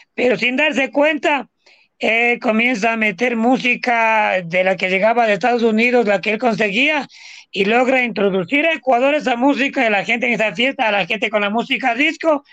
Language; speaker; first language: Spanish; native; Spanish